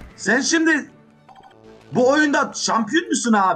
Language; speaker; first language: Turkish; early bilingual, heritage; Turkish